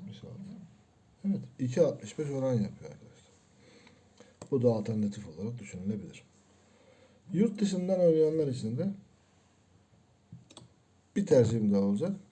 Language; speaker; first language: Turkish; native; Turkish